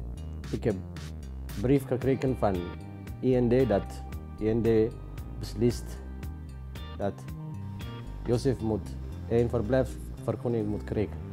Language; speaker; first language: Dutch; non-native, learner; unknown